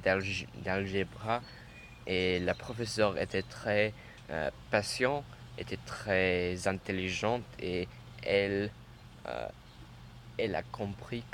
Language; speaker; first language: French; non-native, learner; English